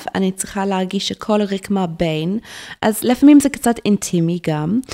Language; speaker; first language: Hebrew; non-native, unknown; English